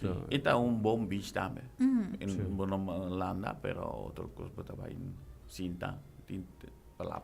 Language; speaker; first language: Spanish; non-native, local second language; Papiamento